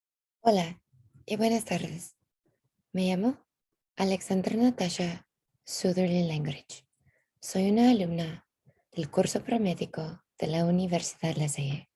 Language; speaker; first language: Spanish; non-native, fluent; English